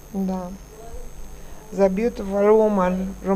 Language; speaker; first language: English; non-native, learner; Romanian